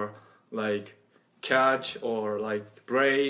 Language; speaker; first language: English; non-native, learner; Japanese